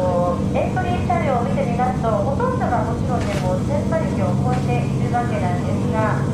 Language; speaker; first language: Japanese; native; Japanese